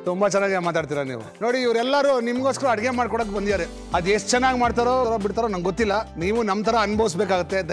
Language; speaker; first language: Kannada; native; Kannada